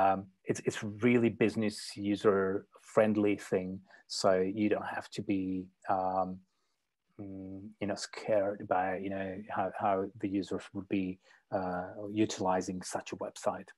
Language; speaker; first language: English; non-native, fluent; Czech